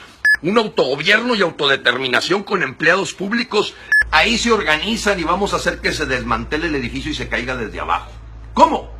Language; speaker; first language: Spanish; native; Spanish